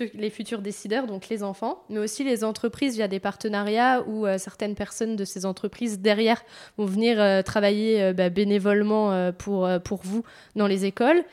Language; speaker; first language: French; native; French